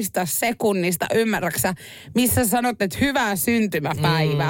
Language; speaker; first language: Finnish; native; Finnish